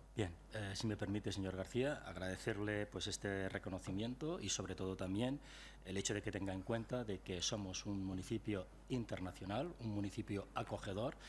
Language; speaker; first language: Spanish; non-native, local second language; Catalan